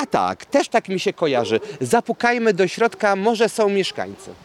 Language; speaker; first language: Polish; native; Polish